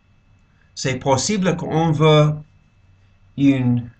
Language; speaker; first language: French; non-native, fluent; English